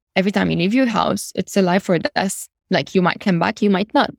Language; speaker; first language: English; non-native, fluent; Arabic